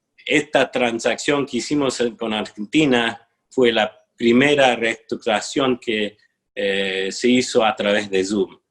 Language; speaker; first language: Spanish; non-native, fluent; English